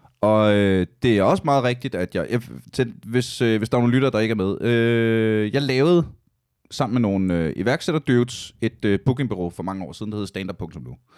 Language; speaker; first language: Danish; native; Danish